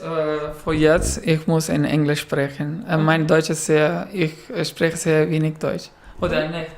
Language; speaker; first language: German; non-native, learner; Pashto